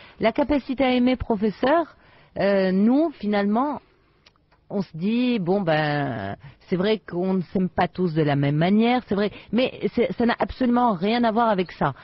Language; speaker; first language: French; non-native, local second language; Arabic